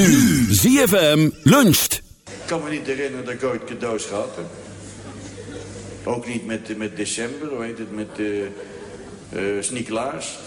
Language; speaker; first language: Dutch; native; Dutch